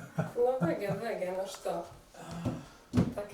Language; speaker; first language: Macedonian; early bilingual, heritage; Polish